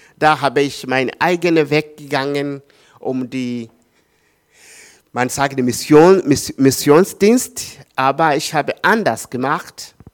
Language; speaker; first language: German; non-native, learner; Swahili